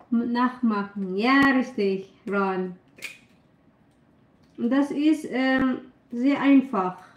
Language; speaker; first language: German; non-native, learner; Filipino